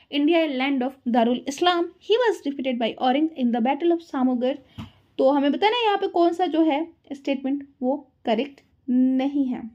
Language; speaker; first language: Hindi; native; Hindi